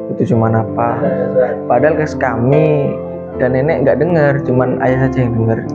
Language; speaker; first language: Indonesian; non-native, local second language; Madurese